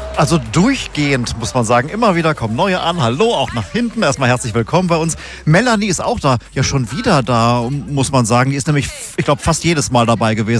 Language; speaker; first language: German; native; German